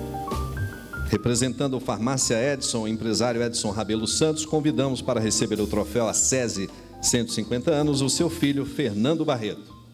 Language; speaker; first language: Portuguese; native; Portuguese